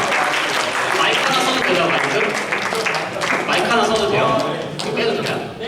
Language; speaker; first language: Korean; native; Korean